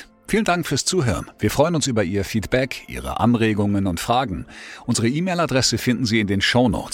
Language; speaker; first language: German; native; German